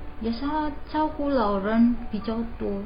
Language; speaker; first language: Chinese; non-native, learner; Indonesian